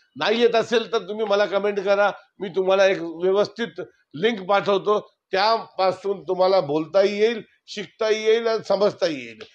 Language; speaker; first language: Marathi; non-native, local second language; Urdu